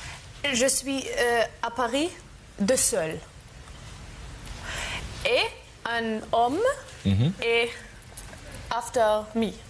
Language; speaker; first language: French; non-native, learner; German